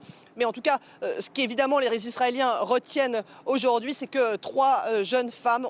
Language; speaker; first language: French; native; French